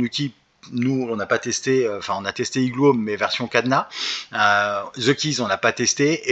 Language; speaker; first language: French; native; French